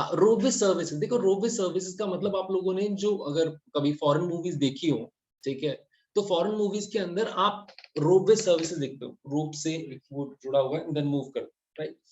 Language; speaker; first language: Hindi; native; Hindi